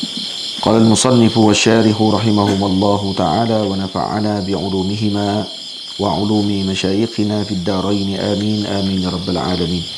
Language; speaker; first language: Arabic; non-native, fluent; Malay